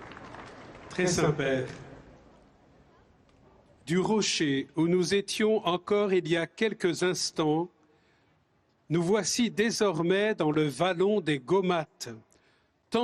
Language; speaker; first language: French; native; French